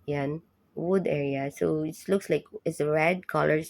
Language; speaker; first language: English; non-native, local second language; Filipino